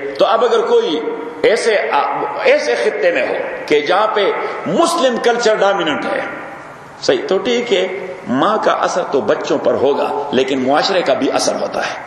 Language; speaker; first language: Urdu; non-native, local second language; Pashto